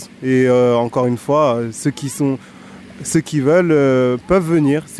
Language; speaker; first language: French; native; French